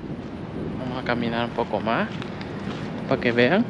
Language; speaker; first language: Spanish; native; Spanish